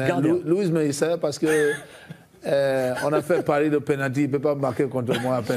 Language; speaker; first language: French; non-native, fluent; English